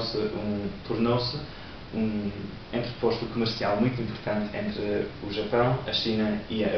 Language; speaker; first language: Portuguese; non-native, learner; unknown